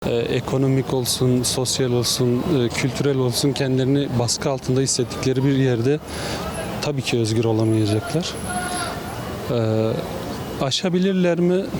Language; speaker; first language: Turkish; non-native, local second language; Kurdish